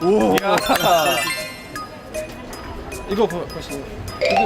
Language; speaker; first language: Korean; non-native, learner; Chinese